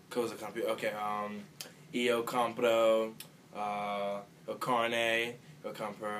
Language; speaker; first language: Italian; non-native, learner; English